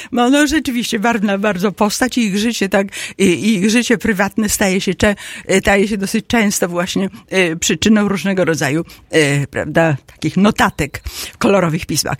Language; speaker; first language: Polish; native; Polish